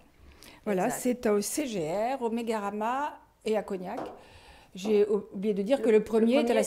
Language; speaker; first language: French; native; French